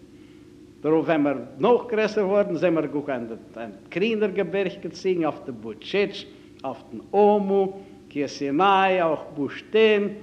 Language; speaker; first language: German; native; German